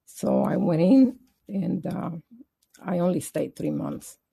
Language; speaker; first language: English; non-native, fluent; Spanish